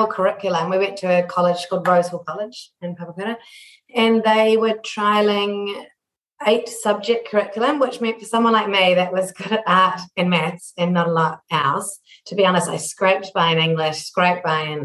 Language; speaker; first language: English; native; English